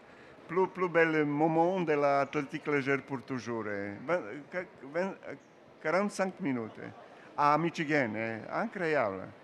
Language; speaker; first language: French; non-native, learner; Serbian